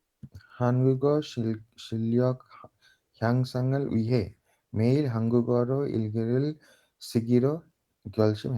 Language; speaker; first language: Korean; non-native, learner; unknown